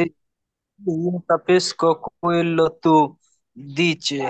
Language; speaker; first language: Italian; non-native, learner; Bangla